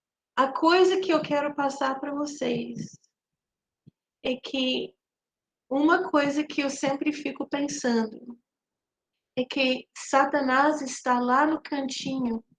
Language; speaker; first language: Portuguese; non-native, fluent; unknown